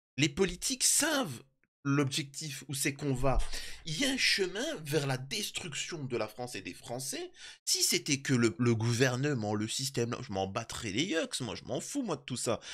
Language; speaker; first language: French; native; French